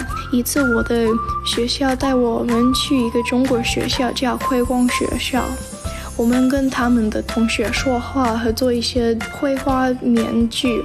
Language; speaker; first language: Chinese; non-native, learner; English